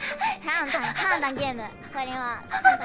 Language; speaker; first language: Japanese; non-native, learner; Indonesian